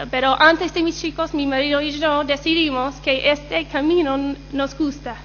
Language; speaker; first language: Spanish; non-native, learner; English